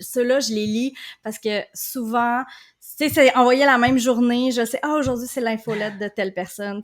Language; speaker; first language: French; native; French